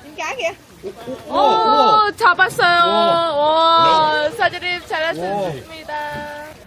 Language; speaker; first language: Korean; non-native, learner; Vietnamese